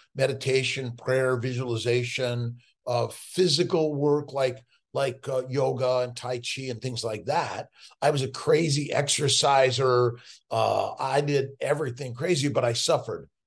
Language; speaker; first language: English; native; English